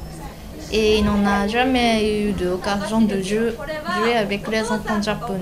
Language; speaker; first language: French; non-native, fluent; Japanese